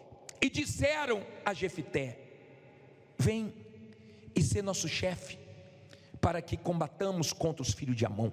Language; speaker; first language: Portuguese; native; Portuguese